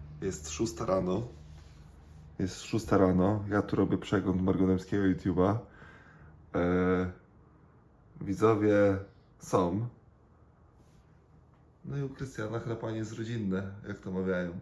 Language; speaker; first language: Polish; native; Polish